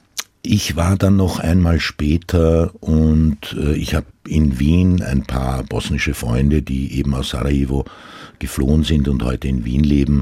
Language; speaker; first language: German; non-native, local second language; Croatian